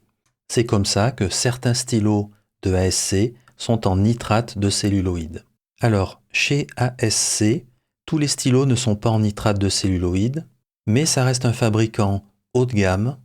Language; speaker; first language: French; native; French